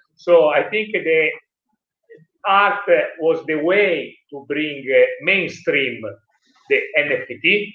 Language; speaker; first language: English; non-native, learner; Italian